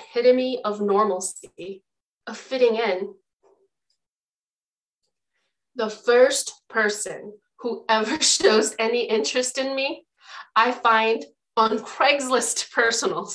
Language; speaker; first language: English; early bilingual, other home language; Chinese